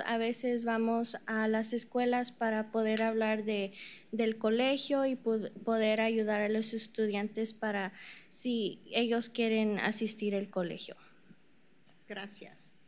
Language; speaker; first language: Spanish; early bilingual, heritage; Spanish